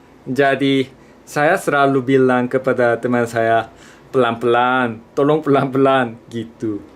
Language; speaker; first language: Indonesian; non-native, fluent; Korean